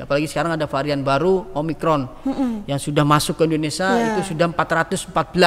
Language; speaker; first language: Indonesian; native; Indonesian